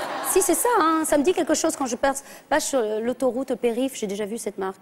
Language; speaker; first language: French; early bilingual, other home language; English